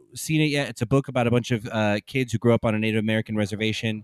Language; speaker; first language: English; native; English